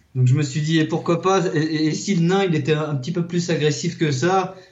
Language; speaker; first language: French; native; French